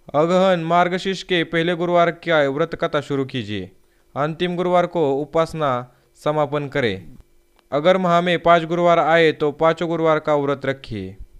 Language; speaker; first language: Hindi; non-native, local second language; Marathi